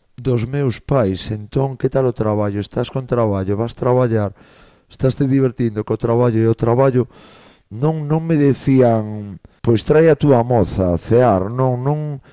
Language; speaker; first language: Galician; native; Galician